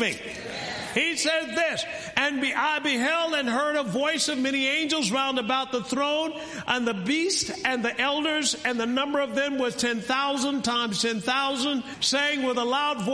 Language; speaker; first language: English; native; English